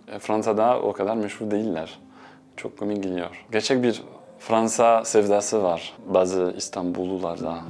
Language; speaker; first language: Turkish; non-native, fluent; French